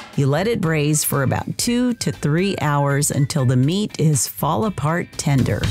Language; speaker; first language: English; native; English